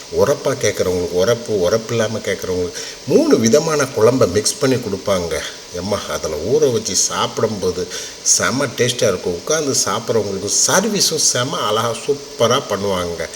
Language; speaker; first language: Tamil; native; Tamil